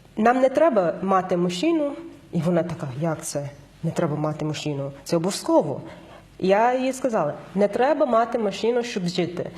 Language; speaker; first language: Ukrainian; non-native, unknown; English